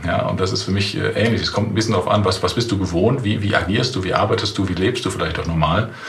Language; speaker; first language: German; native; German